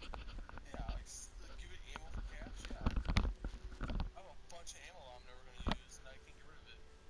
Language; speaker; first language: English; native; English